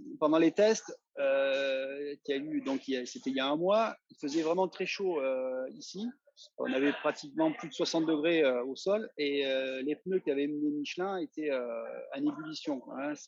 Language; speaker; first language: French; native; French